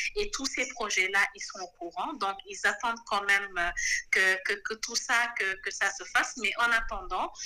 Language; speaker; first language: French; non-native, local second language; Wolof